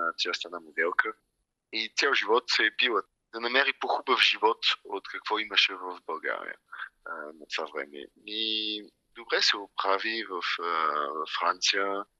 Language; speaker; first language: Bulgarian; early bilingual, heritage; Bulgarian